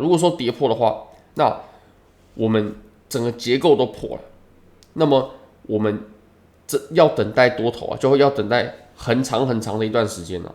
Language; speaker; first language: Chinese; native; Chinese